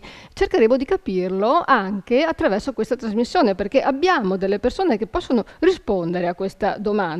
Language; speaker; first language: Italian; native; Italian